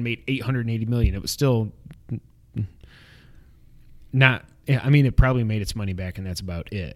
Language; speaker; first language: English; native; English